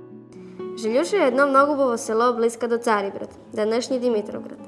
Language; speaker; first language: Serbian; native; Serbian